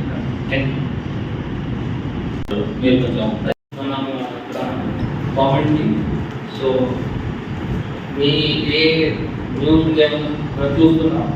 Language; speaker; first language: Telugu; non-native, learner; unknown